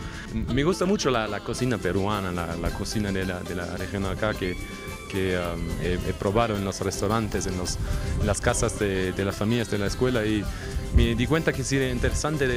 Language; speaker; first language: Spanish; non-native, fluent; German